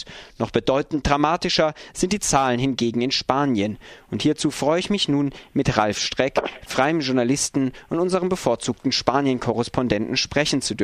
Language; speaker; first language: German; native; German